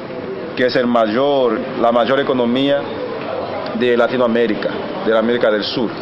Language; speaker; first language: Spanish; non-native, fluent; Haitian Creole